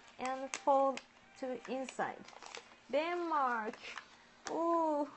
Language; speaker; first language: English; non-native, learner; Japanese